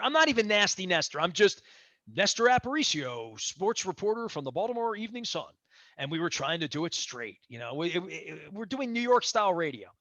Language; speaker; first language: English; native; English